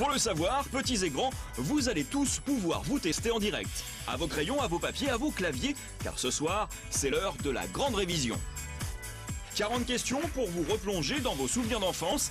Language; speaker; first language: French; native; French